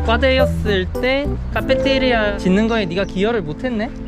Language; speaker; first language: Korean; native; Korean